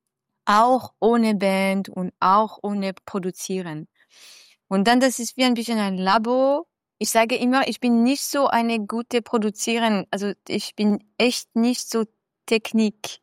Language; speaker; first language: German; non-native, learner; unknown